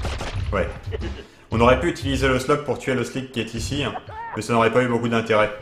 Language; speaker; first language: French; native; French